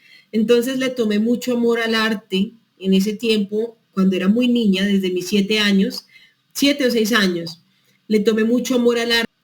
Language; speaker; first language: Spanish; native; Spanish